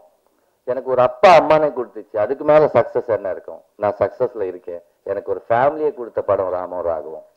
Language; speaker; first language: Tamil; non-native, learner; Telugu